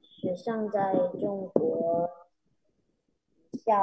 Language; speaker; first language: Chinese; non-native, learner; Vietnamese